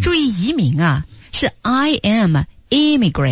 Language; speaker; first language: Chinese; native; Chinese